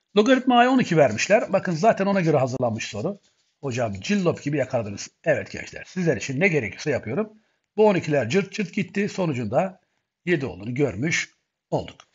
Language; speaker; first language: Turkish; native; Turkish